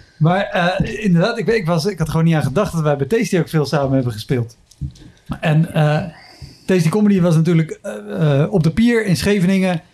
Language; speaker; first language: Dutch; native; Dutch